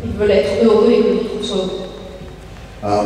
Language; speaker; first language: French; native; French